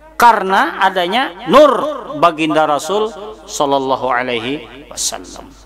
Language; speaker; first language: Indonesian; non-native, local second language; Banjar